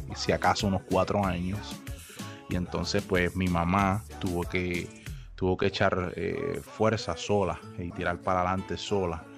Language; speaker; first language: Spanish; native; Spanish